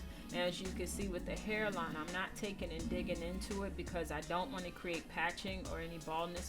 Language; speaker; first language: English; native; English